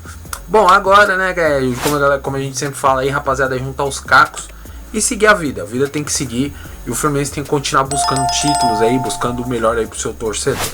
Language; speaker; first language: Portuguese; native; Portuguese